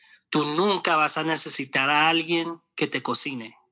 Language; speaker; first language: Spanish; early bilingual, heritage; Spanish